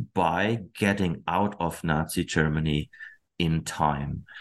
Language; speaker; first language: English; non-native, fluent; German